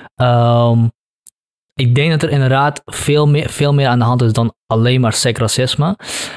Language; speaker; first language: Dutch; early bilingual, other home language; Kurdish